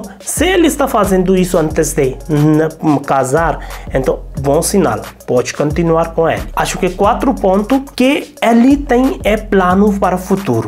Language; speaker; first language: Portuguese; non-native, learner; Hindi